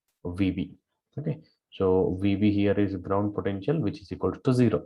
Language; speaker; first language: English; non-native, local second language; Kannada